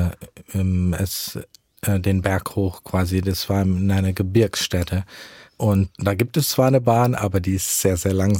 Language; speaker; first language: German; early bilingual, heritage; German